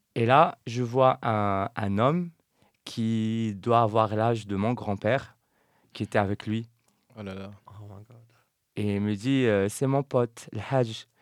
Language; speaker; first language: French; non-native, local second language; Arabic